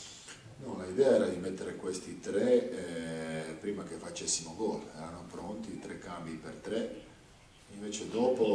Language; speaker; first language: Italian; non-native, fluent; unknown